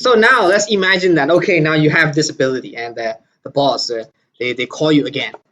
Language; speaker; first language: English; non-native, fluent; Burmese